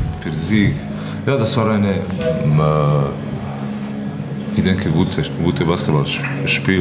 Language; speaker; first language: German; non-native, learner; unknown